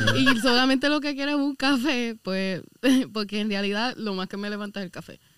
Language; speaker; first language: Spanish; native; Spanish